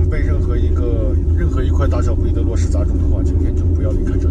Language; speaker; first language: Chinese; native; Chinese